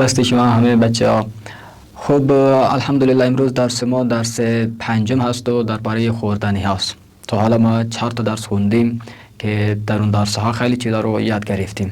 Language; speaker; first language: Persian; non-native, fluent; Urdu